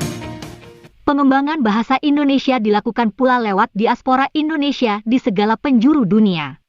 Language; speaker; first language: Indonesian; native; Indonesian